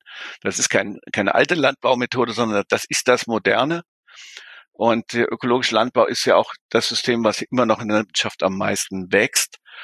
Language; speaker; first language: German; native; German